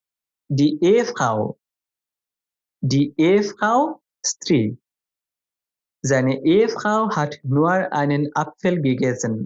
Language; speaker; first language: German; non-native, fluent; Bangla